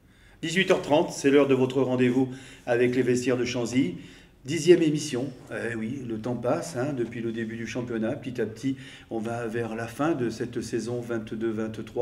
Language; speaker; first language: French; native; French